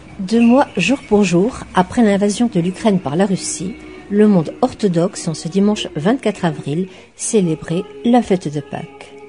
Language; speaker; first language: French; native; French